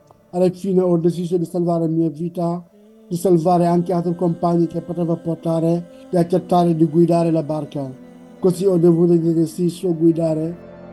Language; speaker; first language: Italian; non-native, learner; Wolof